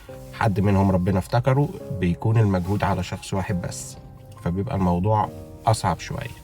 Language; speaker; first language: Arabic; native; Arabic